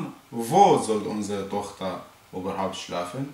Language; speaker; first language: German; non-native, fluent; Arabic